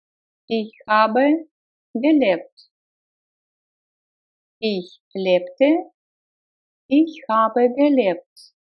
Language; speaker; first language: German; non-native, fluent; Russian